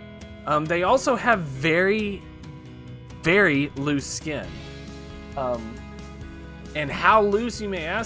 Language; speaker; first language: English; native; English